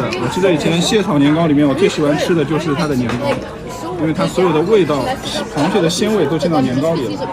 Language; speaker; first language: Chinese; native; Chinese